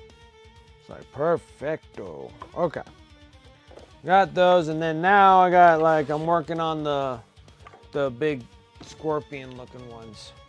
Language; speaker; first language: English; native; English